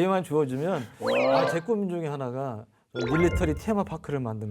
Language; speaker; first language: Korean; native; Korean